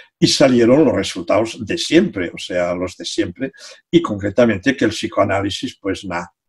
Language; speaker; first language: Spanish; non-native, local second language; Catalan